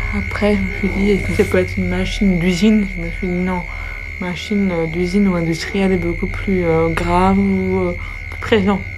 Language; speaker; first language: French; native; French